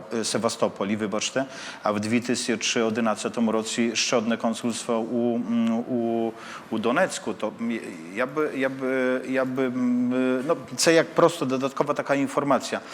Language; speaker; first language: Polish; non-native, learner; Ukrainian